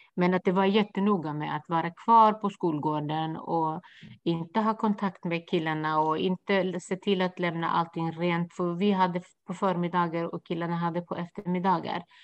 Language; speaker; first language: Swedish; non-native, fluent; Kurdish